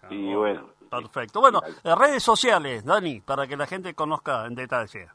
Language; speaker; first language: Spanish; native; Spanish